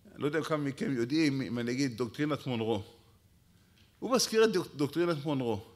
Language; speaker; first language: Hebrew; native; Hebrew